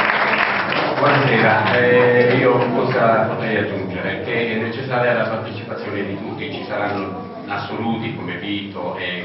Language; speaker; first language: Italian; native; Italian